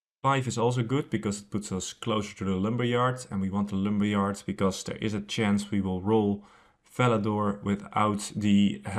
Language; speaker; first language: English; non-native, fluent; Dutch